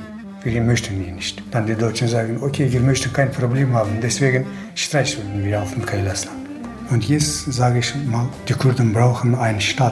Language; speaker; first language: German; non-native, fluent; Kurdish